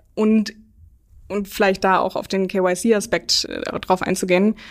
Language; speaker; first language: German; native; German